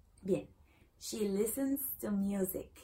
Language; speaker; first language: English; non-native, learner; Spanish